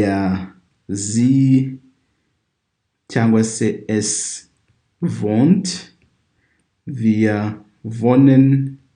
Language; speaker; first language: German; non-native, fluent; Kinyarwanda